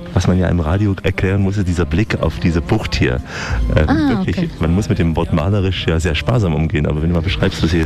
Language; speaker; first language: German; native; German